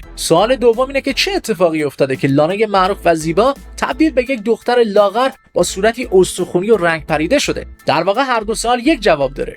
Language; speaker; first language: Persian; native; Persian